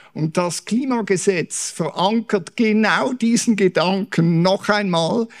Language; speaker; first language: German; native; German